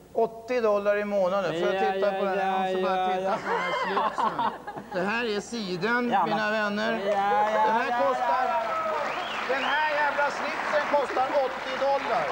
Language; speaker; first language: Swedish; native; Swedish